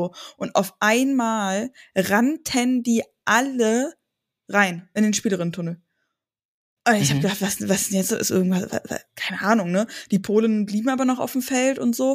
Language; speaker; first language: German; native; German